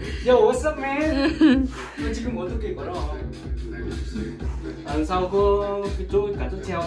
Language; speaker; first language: Korean; non-native, fluent; Vietnamese